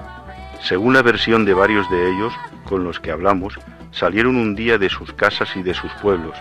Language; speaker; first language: Spanish; native; Spanish